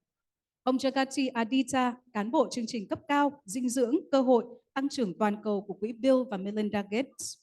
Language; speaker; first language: Vietnamese; native; Vietnamese